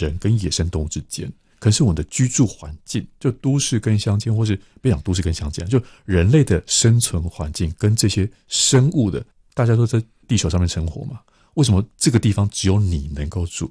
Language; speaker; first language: Chinese; native; Chinese